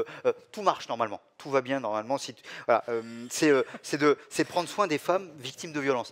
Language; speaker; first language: French; native; French